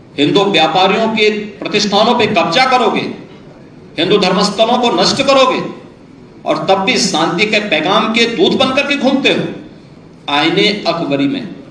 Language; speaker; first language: Hindi; native; Hindi